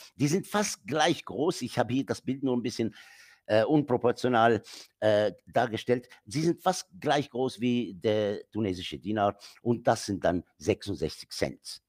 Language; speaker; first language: German; non-native, fluent; Arabic